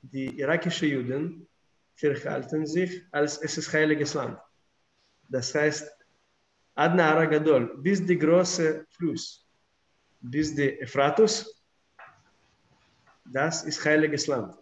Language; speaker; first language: German; non-native, fluent; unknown